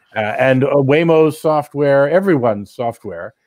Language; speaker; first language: English; native; English